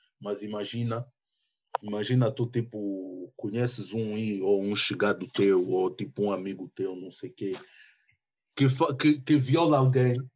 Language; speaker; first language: Portuguese; early bilingual, heritage; Portuguese